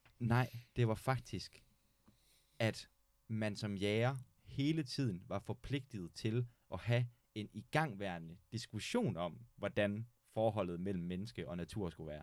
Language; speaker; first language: Danish; native; Danish